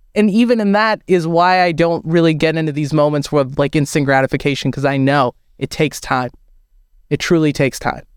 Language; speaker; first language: English; native; English